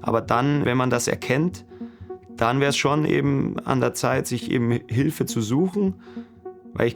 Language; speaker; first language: German; native; German